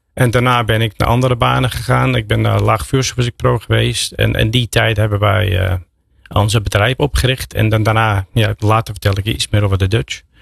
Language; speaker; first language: Dutch; non-native, fluent; English